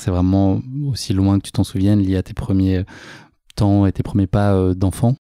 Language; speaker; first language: French; native; French